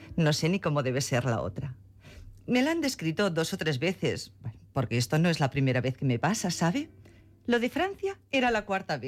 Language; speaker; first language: Spanish; non-native, local second language; Catalan